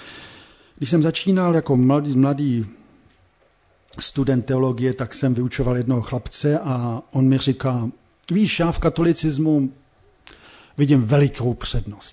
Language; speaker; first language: Czech; native; Czech